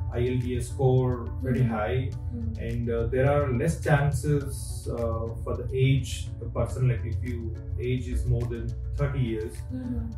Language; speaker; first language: English; non-native, local second language; Telugu